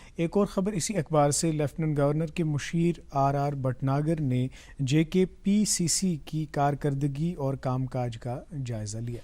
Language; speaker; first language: Urdu; non-native, local second language; Kashmiri